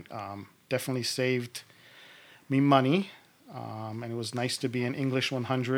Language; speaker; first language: English; native; English